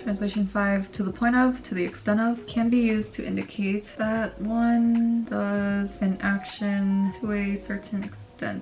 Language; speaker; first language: English; early bilingual, other home language; Korean